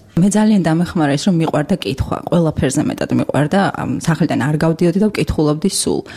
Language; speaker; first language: Georgian; native; Georgian